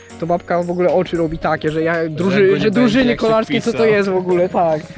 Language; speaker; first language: Polish; native; Polish